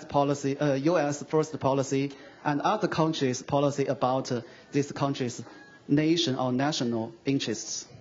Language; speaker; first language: English; non-native, fluent; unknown